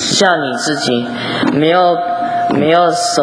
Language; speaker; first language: Chinese; early bilingual, heritage; English